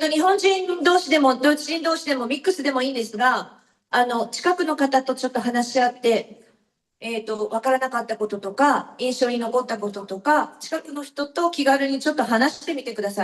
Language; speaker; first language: Japanese; native; Japanese